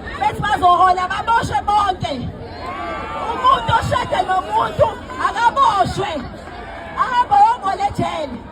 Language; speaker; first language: Zulu; native; Zulu